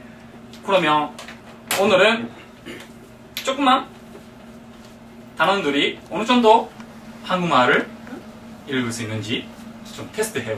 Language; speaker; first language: Korean; non-native, fluent; Japanese